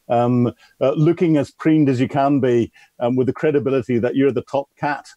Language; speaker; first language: English; native; English